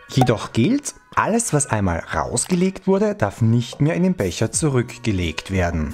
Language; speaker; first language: German; native; German